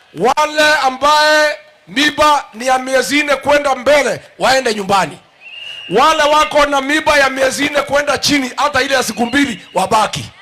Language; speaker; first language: Swahili; non-native, local second language; Kikuyu